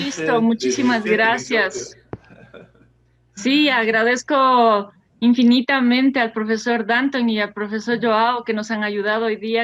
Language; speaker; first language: Spanish; native; Spanish